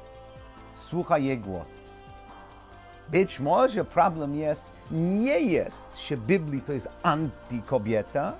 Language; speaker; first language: Polish; non-native, learner; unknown